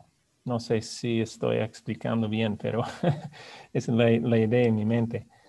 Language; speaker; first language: Spanish; non-native, fluent; English